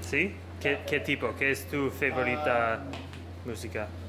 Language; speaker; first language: Spanish; non-native, learner; English